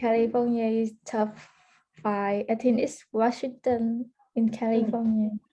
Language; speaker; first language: English; early bilingual, heritage; Vietnamese